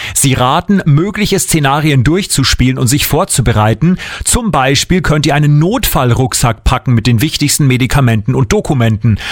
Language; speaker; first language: German; native; German